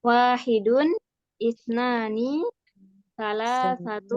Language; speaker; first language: Arabic; non-native, fluent; Indonesian